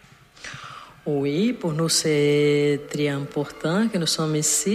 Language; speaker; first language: French; non-native, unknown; Portuguese